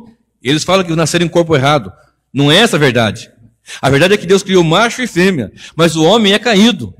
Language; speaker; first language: Portuguese; native; Portuguese